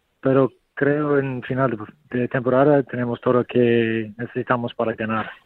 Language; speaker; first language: Spanish; non-native, learner; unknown